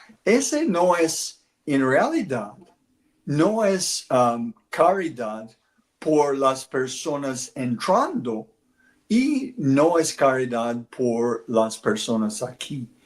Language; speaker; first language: Spanish; non-native, learner; English